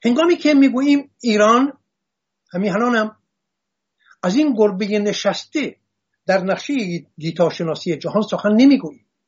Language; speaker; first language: Persian; non-native, local second language; Assyrian Neo-Aramaic